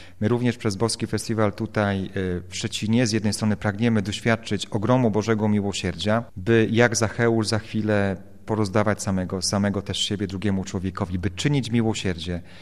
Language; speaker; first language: Polish; native; Polish